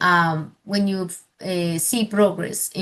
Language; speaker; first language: English; non-native, fluent; Spanish